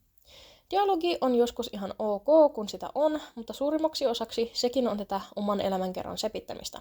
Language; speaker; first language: Finnish; native; Finnish